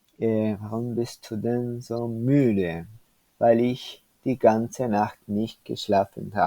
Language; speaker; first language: German; non-native, fluent; Spanish